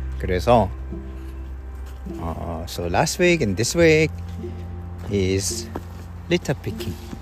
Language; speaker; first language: English; non-native, fluent; Korean